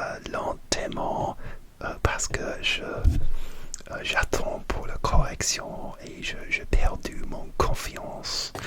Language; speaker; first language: French; non-native, learner; English